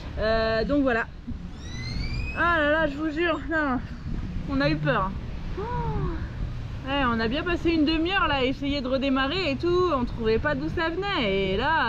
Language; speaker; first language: French; native; French